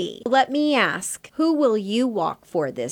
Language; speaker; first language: English; native; English